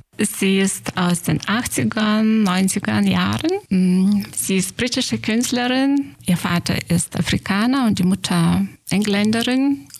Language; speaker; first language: German; non-native, fluent; Lithuanian